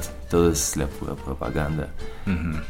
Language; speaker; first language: Spanish; non-native, learner; Russian